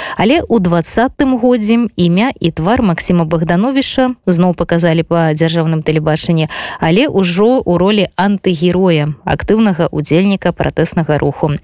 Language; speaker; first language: Belarusian; native; Belarusian